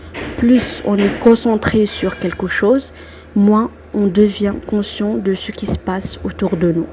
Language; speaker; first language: French; non-native, local second language; Arabic